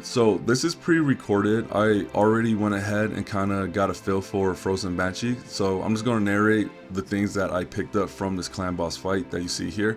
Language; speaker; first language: English; native; English